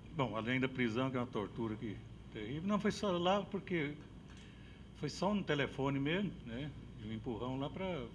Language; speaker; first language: Portuguese; native; Portuguese